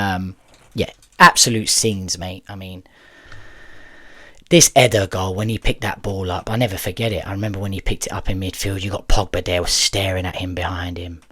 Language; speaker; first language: English; native; English